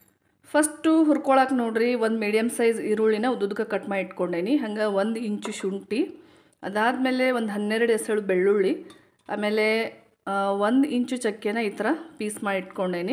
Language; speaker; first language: Kannada; native; Kannada